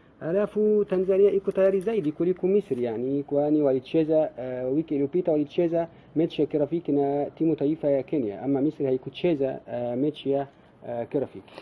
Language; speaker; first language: Swahili; non-native, fluent; Arabic